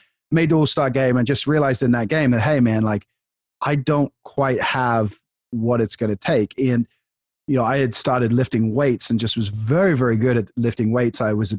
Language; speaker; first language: English; native; English